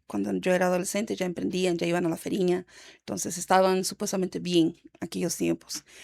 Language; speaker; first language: Spanish; early bilingual, heritage; Spanish